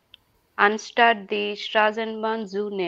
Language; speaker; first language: German; non-native, learner; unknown